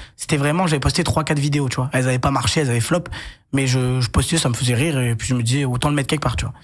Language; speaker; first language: French; native; French